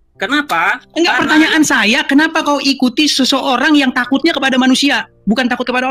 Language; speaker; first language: Indonesian; native; Indonesian